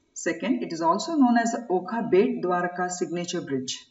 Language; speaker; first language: English; non-native, local second language; Kannada